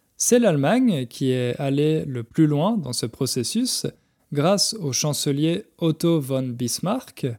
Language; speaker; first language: French; native; French